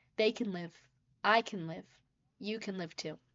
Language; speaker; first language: English; native; English